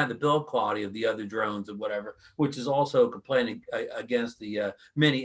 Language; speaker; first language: English; native; English